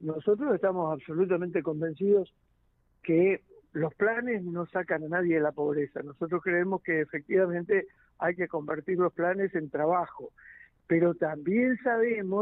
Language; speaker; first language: Spanish; native; Spanish